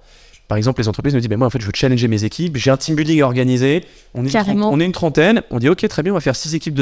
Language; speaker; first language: French; native; French